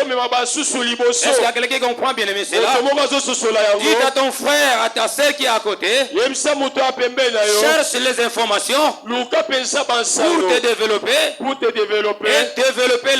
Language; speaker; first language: French; non-native, local second language; Lingala